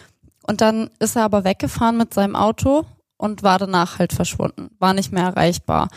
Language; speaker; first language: German; native; German